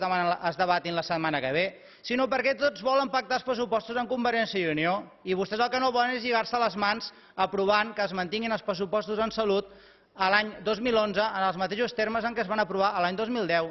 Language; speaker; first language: Catalan; native; Catalan